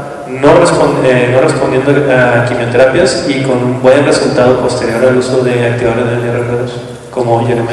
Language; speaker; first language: Spanish; native; Spanish